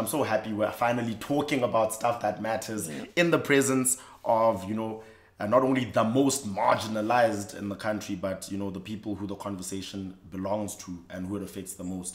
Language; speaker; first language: English; non-native, local second language; Xhosa